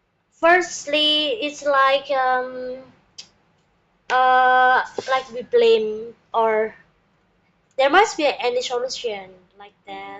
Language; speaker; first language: English; non-native, learner; Indonesian